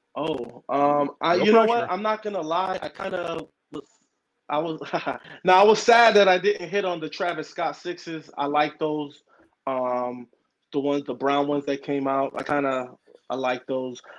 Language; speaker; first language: English; early bilingual, other home language; Spanish